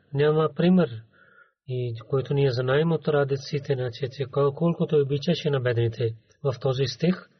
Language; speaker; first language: Bulgarian; non-native, learner; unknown